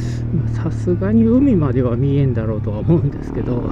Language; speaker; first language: Japanese; native; Japanese